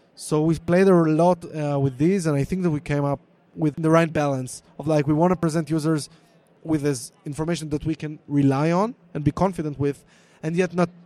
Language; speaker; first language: English; non-native, fluent; Hebrew